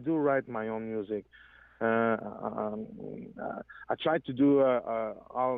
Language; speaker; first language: English; non-native, fluent; French